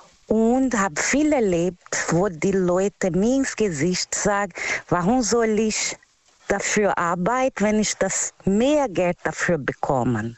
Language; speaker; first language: German; non-native, learner; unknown